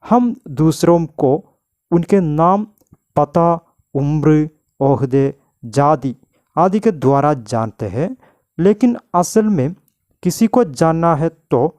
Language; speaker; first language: Hindi; non-native, local second language; Malayalam